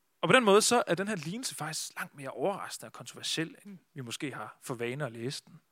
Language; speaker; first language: Danish; native; Danish